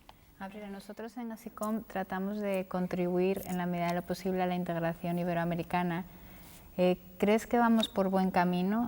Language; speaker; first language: Spanish; native; Spanish